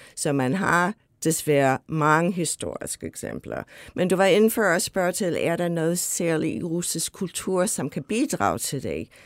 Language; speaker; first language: Danish; non-native, fluent; English